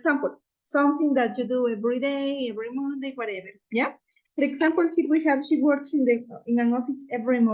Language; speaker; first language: English; non-native, fluent; Spanish